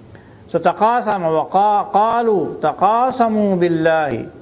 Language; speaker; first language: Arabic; non-native, fluent; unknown